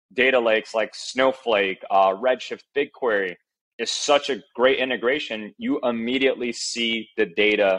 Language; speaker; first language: English; early bilingual, other home language; Chinese